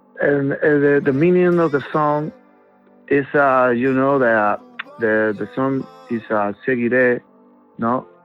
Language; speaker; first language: English; non-native, learner; Spanish